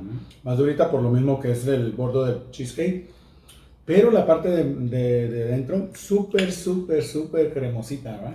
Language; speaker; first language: Spanish; native; Spanish